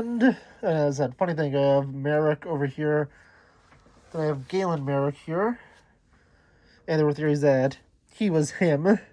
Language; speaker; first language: English; native; English